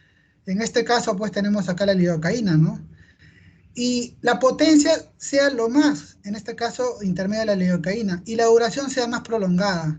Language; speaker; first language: Spanish; native; Spanish